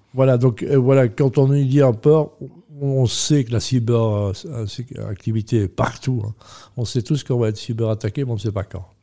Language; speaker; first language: French; native; French